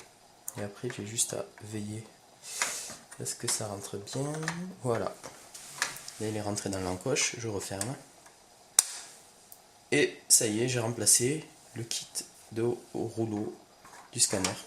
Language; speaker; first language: French; native; French